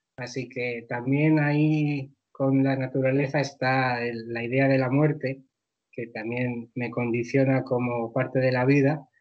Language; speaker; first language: Spanish; native; Spanish